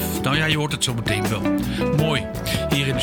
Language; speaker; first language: Dutch; native; Dutch